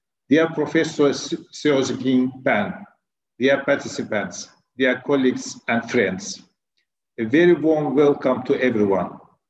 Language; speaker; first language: English; non-native, fluent; Turkish